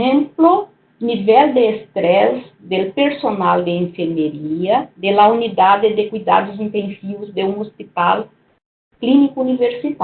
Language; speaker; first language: Spanish; non-native, fluent; Portuguese